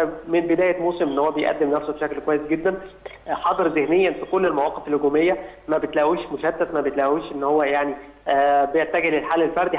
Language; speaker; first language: Arabic; native; Arabic